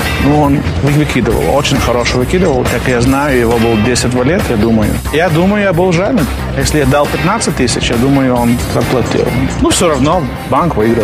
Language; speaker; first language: Russian; non-native, learner; Lithuanian